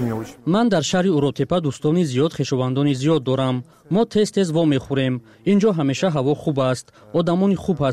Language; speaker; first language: Persian; early bilingual, heritage; Tajik